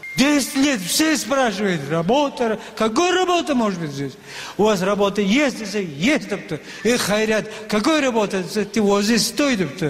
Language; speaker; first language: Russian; non-native, learner; Uzbek